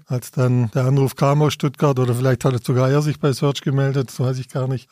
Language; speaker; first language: German; native; German